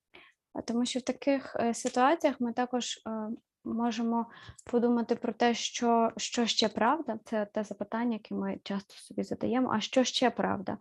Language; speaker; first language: Ukrainian; native; Ukrainian